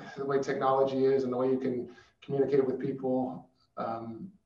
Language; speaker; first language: English; native; English